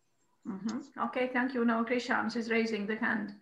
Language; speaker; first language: English; non-native, fluent; Croatian